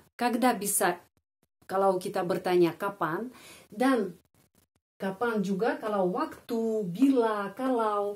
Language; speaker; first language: Indonesian; non-native, fluent; Russian